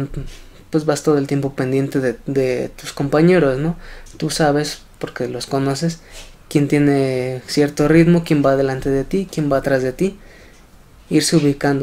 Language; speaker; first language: Spanish; native; Spanish